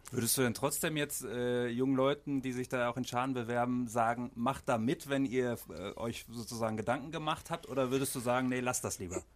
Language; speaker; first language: German; native; German